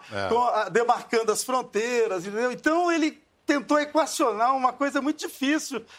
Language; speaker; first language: Portuguese; native; Portuguese